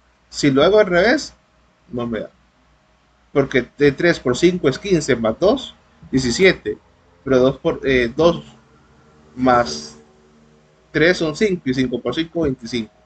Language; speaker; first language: Spanish; native; Spanish